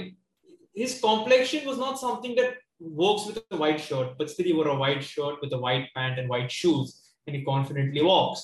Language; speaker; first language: English; non-native, local second language; Hindi